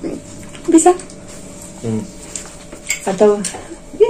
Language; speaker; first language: Indonesian; non-native, learner; Russian